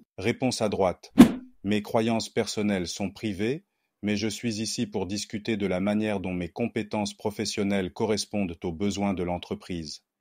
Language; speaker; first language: French; non-native, local second language; Haitian Creole